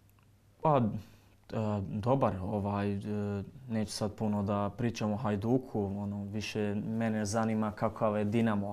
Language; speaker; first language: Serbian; early bilingual, heritage; Croatian